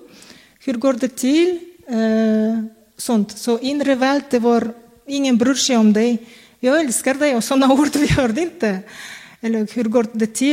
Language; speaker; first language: Swedish; non-native, fluent; Kazakh